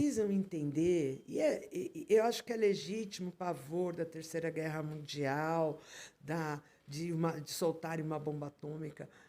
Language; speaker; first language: Portuguese; native; Portuguese